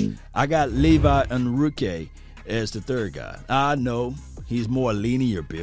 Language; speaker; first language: English; native; English